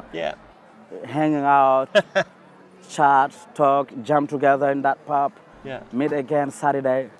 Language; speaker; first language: English; non-native, fluent; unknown